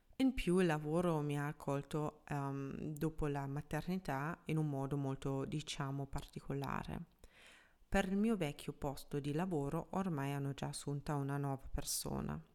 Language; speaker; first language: Italian; non-native, fluent; German